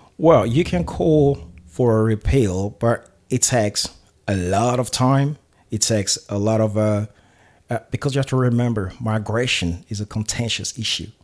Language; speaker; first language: English; non-native, fluent; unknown